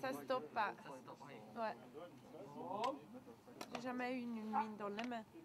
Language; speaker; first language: French; non-native, local second language; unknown